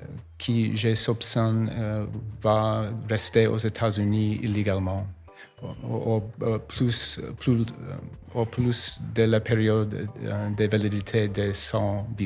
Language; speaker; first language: French; non-native, learner; English